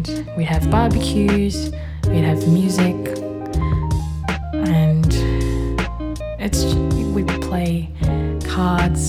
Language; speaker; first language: English; non-native, local second language; Filipino